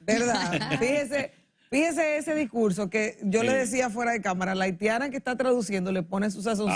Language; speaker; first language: Spanish; native; Spanish